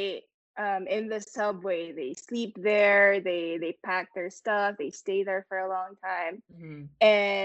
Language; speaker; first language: English; non-native, local second language; Filipino